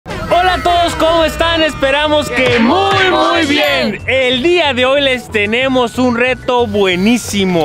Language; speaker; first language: Spanish; native; Spanish